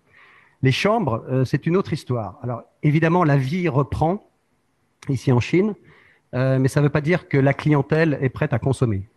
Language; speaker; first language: French; native; French